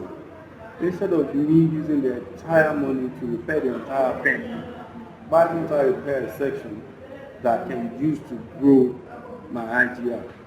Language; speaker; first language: English; non-native, local second language; Yoruba